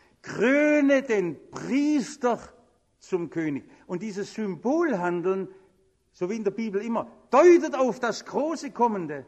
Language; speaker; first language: German; native; German